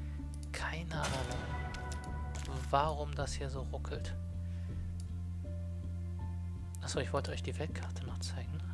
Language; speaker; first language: German; native; German